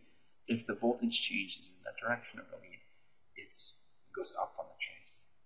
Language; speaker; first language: English; native; English